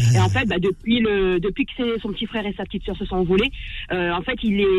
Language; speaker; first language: French; native; French